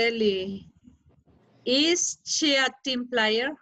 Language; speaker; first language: English; non-native, learner; Spanish